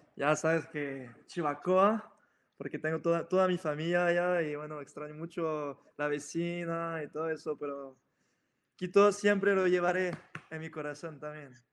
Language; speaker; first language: Spanish; non-native, fluent; French